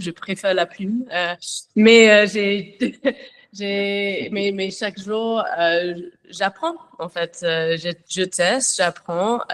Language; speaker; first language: French; non-native, learner; English